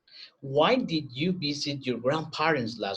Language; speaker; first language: English; non-native, fluent; Spanish